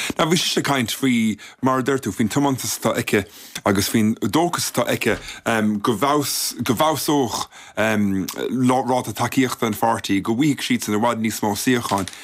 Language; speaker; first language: Irish; native; Irish